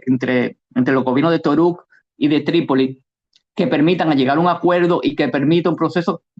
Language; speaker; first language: Spanish; native; Spanish